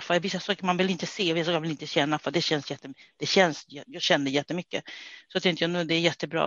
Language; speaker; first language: Swedish; non-native, fluent; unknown